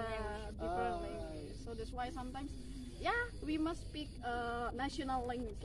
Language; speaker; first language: English; non-native, learner; Indonesian